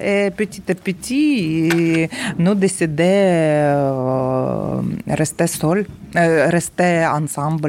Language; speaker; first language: French; non-native, learner; Ukrainian